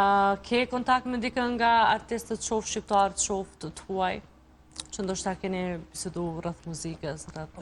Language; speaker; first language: Albanian; native; Albanian